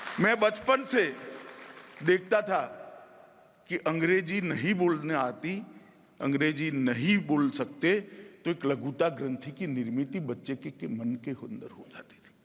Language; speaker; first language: Hindi; non-native, local second language; Gujarati